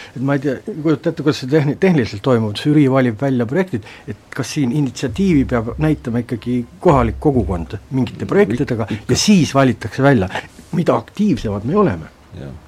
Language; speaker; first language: Estonian; native; Estonian